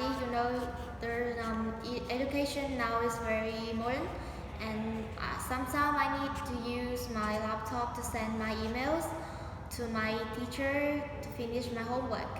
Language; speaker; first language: English; non-native, learner; Vietnamese